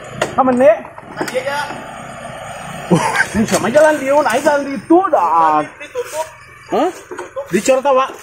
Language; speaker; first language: Indonesian; non-native, local second language; Sundanese